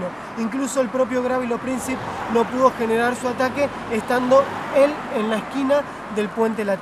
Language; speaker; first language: Spanish; native; Spanish